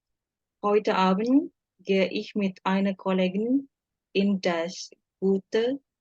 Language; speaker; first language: German; non-native, learner; Indonesian